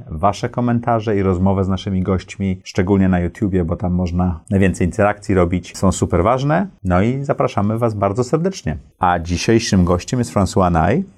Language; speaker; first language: Polish; early bilingual, heritage; Polish